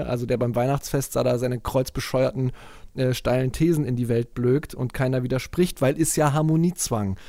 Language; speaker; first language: German; native; German